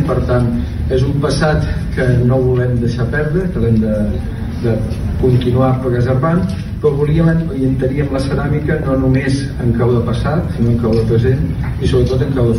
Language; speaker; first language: Catalan; native; Catalan